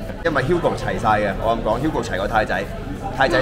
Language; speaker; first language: Cantonese; native; Cantonese